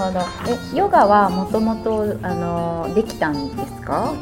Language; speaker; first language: Japanese; native; Japanese